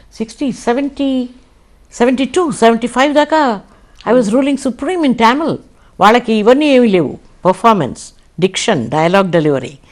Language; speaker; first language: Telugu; non-native, local second language; Kannada